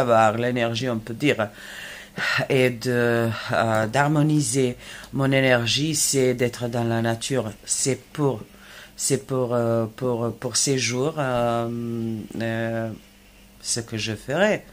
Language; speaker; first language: French; non-native, fluent; Serbian